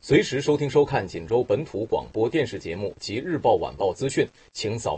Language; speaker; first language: Chinese; native; Chinese